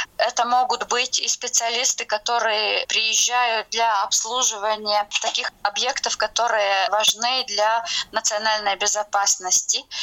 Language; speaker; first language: Russian; non-native, local second language; Latvian